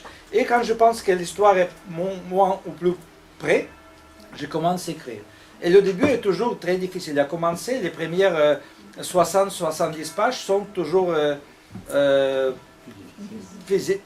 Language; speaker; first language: French; non-native, fluent; Russian